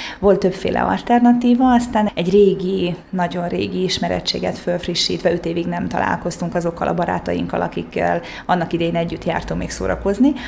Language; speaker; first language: Hungarian; native; Hungarian